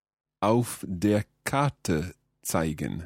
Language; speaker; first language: German; non-native, learner; English